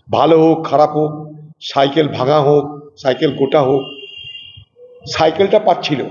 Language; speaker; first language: Bangla; native; Bangla